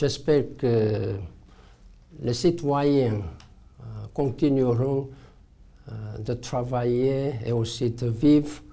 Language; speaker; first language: French; non-native, learner; Korean